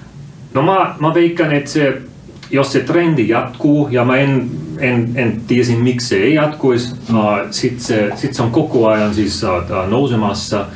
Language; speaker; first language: Finnish; non-native, fluent; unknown